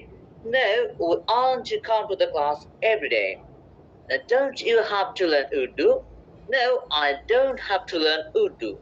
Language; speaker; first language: English; non-native, fluent; Bangla